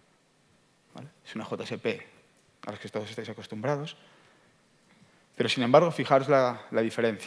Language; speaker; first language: Spanish; native; Spanish